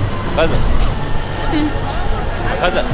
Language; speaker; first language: Korean; native; Korean